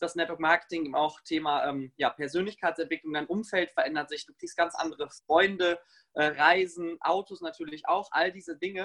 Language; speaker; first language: German; native; German